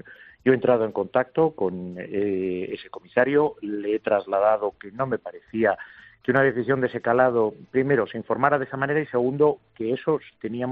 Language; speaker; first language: Spanish; native; Spanish